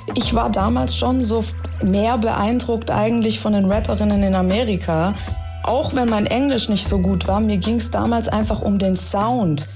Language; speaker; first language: German; native; German